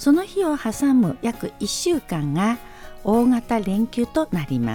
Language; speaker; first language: Japanese; non-native, fluent; Chinese